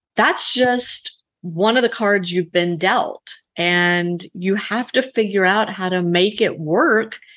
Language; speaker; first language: English; native; English